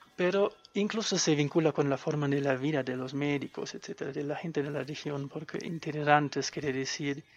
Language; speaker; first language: Spanish; non-native, fluent; German